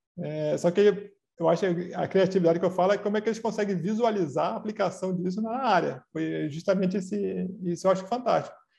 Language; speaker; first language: Portuguese; native; Portuguese